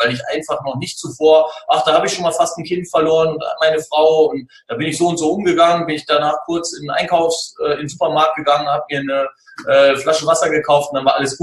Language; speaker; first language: German; native; German